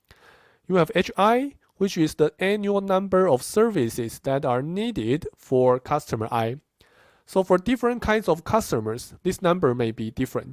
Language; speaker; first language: English; non-native, fluent; Chinese